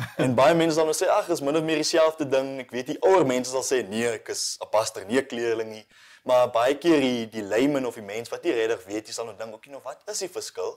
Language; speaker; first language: Afrikaans; non-native, local second language; English